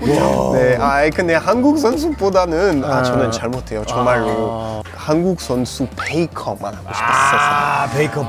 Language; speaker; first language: Korean; non-native, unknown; French